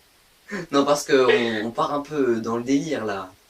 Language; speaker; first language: French; native; French